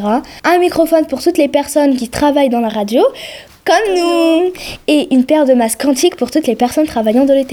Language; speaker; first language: French; native; French